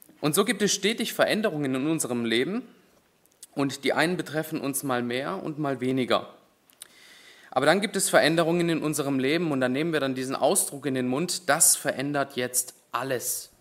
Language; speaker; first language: German; native; German